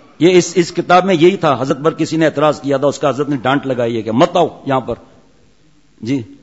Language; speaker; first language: Urdu; non-native, local second language; Memoni